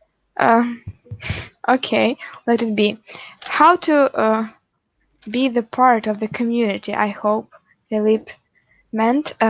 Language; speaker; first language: English; non-native, fluent; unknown